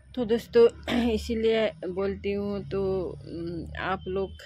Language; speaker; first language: Hindi; non-native, local second language; Nepali